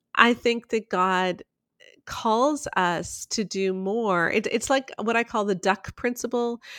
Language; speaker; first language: English; native; English